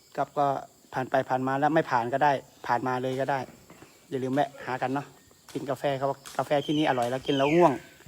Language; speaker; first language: Thai; native; Thai